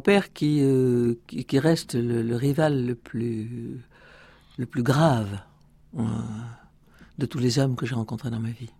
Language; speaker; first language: French; native; French